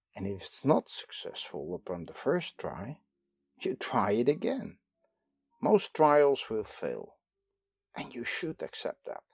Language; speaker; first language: English; non-native, fluent; Dutch